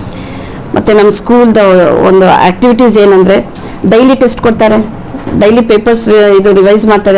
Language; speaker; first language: Kannada; non-native, local second language; Urdu